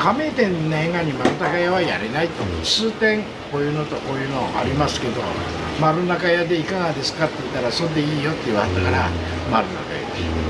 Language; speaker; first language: Japanese; native; Japanese